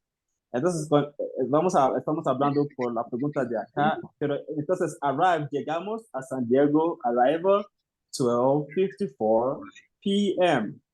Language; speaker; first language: Spanish; non-native, fluent; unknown